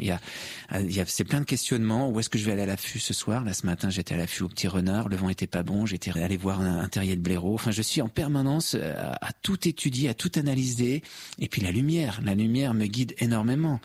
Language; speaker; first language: French; native; French